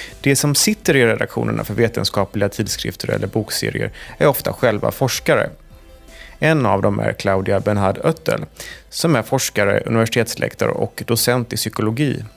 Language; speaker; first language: Swedish; native; Swedish